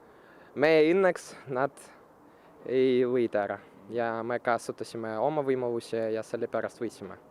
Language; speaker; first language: Estonian; non-native, local second language; Russian